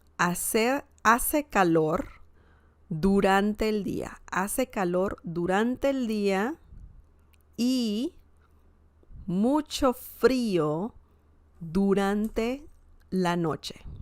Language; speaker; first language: Spanish; non-native, fluent; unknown